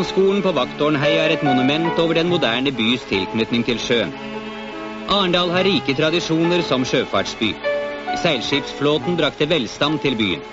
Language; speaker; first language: Norwegian; native; Norwegian